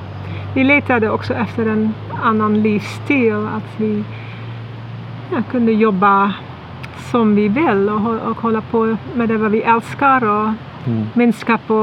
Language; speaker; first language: Swedish; non-native, fluent; Dutch